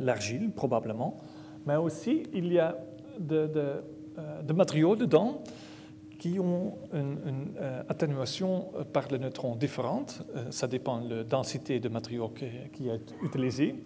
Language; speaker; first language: French; non-native, learner; Dutch